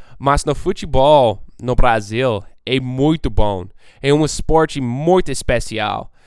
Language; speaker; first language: Portuguese; non-native, fluent; English